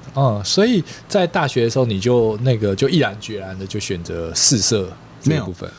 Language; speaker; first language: Chinese; native; Chinese